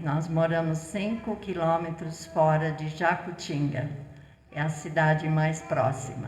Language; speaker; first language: Portuguese; non-native, fluent; English